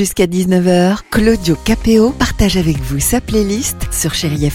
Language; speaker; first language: French; native; French